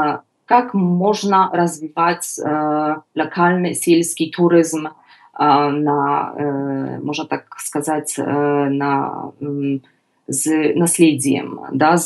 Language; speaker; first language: Russian; non-native, learner; Polish